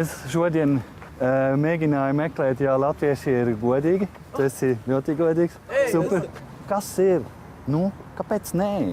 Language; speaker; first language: Latvian; non-native, learner; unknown